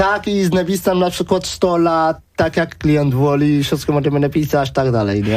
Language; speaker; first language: Polish; early bilingual, other home language; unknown